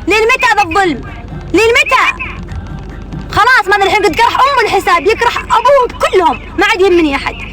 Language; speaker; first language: Arabic; native; Arabic